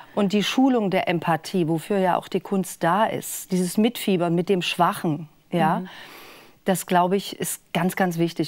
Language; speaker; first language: German; native; German